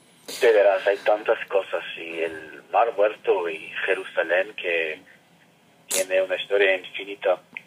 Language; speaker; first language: Spanish; non-native, fluent; Hebrew